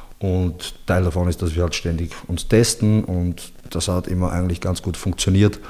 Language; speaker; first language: German; early bilingual, other home language; Bosnian